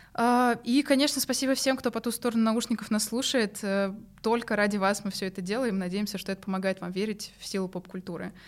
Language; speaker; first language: Russian; native; Russian